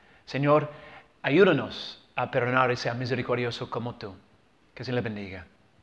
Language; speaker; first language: Spanish; non-native, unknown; English